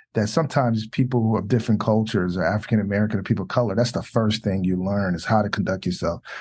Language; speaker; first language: English; native; English